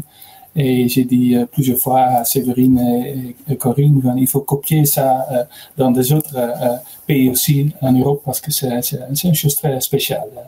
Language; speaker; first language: French; non-native, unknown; Dutch